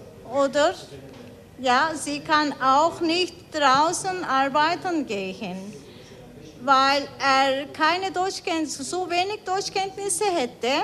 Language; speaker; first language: German; non-native, learner; Turkish